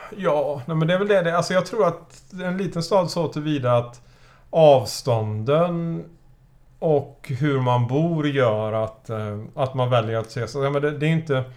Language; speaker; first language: Swedish; native; Swedish